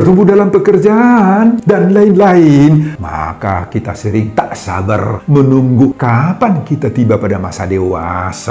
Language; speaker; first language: Indonesian; non-native, local second language; Batak Toba